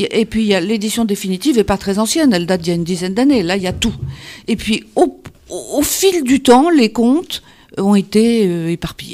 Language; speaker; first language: French; native; French